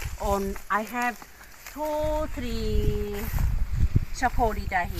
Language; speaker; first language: English; non-native, learner; Thai